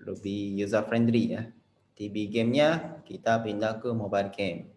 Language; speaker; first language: Indonesian; non-native, fluent; Japanese